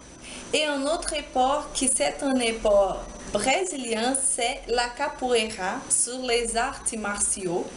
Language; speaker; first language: French; non-native, learner; Portuguese